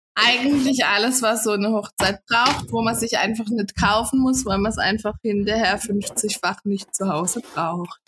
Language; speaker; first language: German; native; German